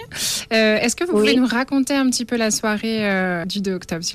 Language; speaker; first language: French; native; French